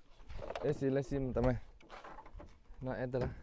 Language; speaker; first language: Portuguese; non-native, learner; Vietnamese